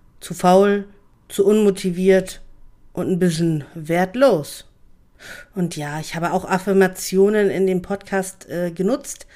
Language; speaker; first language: German; native; German